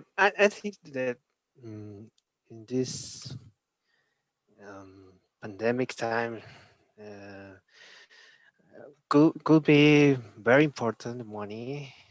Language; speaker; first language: English; non-native, learner; Spanish